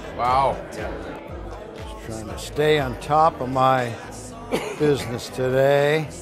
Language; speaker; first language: English; native; English